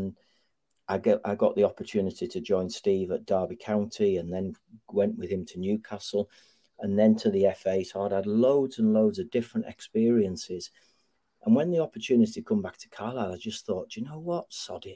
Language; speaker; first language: English; native; English